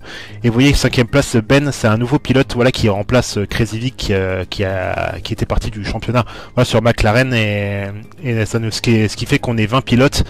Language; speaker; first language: French; native; French